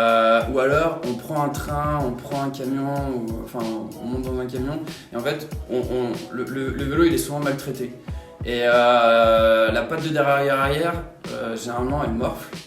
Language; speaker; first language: French; native; French